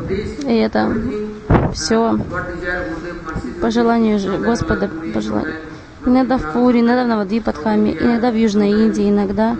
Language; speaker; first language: Russian; non-native, fluent; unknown